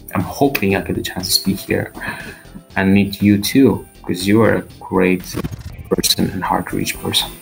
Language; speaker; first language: English; non-native, fluent; Albanian